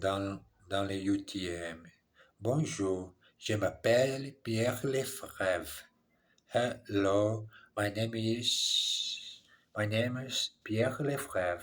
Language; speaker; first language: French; non-native, learner; English